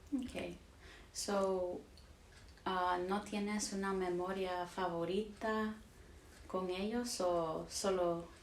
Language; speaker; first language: Spanish; early bilingual, heritage; English